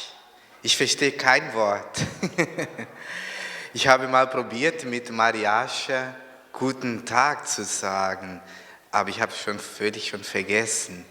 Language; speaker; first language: German; non-native, fluent; Portuguese